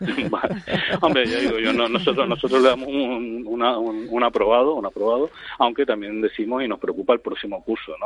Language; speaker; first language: Spanish; native; Spanish